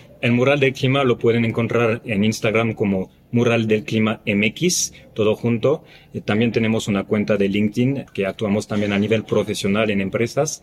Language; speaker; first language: Spanish; non-native, fluent; French